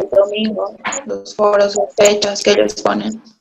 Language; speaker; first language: Spanish; native; Spanish